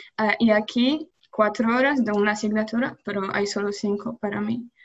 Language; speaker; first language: Spanish; non-native, learner; Polish